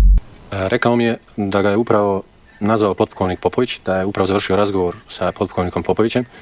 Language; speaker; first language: Bosnian; native; Bosnian